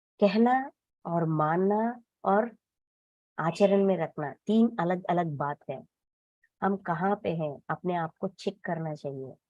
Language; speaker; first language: Hindi; non-native, local second language; Telugu